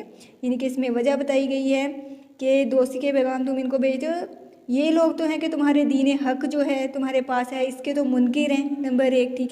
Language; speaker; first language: Urdu; native; Urdu